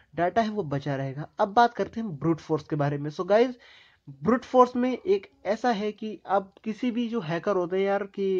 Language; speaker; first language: Hindi; native; Hindi